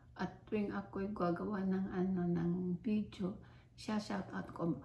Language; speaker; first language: Filipino; non-native, local second language; Iloko